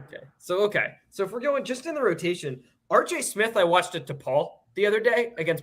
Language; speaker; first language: English; native; English